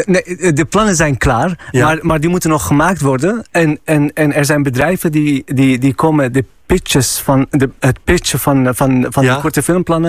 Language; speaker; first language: Dutch; non-native, fluent; Arabic